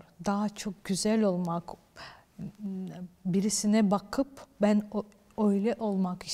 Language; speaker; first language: Turkish; non-native, fluent; Ukrainian